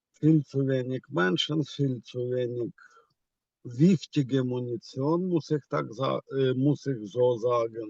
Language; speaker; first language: German; non-native, fluent; Ukrainian